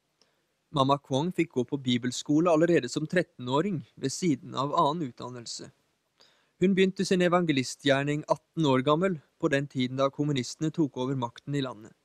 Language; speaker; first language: Norwegian; native; Norwegian